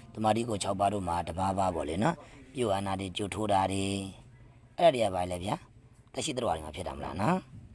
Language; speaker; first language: Burmese; native; Burmese